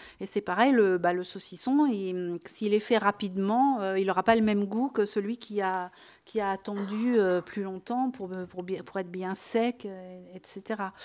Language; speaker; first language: French; native; French